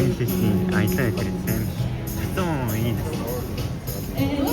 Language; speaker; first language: Japanese; non-native, learner; Mongolian